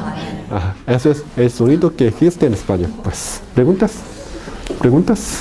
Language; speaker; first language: Spanish; non-native, fluent; Korean